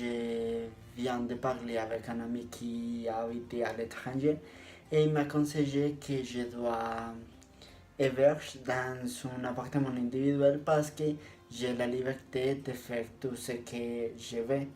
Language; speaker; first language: French; non-native, learner; Spanish